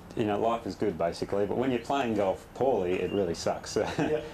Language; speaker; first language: English; native; English